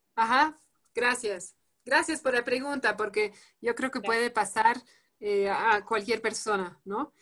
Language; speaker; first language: Spanish; non-native, fluent; French